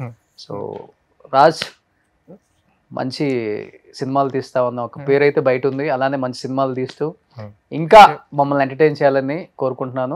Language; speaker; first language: Telugu; native; Telugu